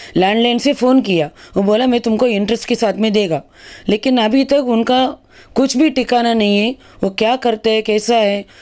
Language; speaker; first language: Hindi; non-native, local second language; Tamil